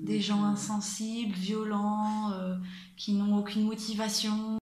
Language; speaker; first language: French; native; French